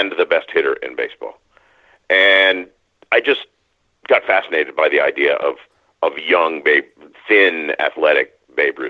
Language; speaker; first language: English; native; English